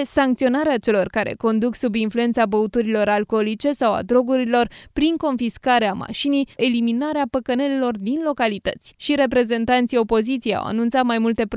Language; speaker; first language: Romanian; native; Romanian